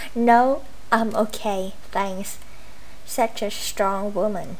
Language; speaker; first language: English; non-native, fluent; Vietnamese